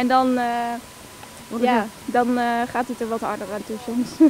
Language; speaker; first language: Dutch; native; Dutch